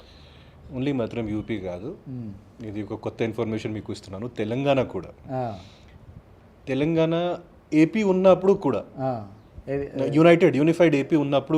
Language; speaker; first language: Telugu; non-native, fluent; Hindi